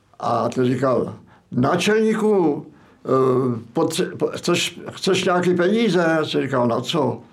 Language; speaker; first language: Czech; native; Czech